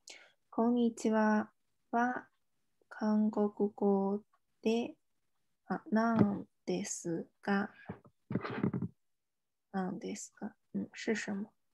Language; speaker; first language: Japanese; non-native, fluent; Chinese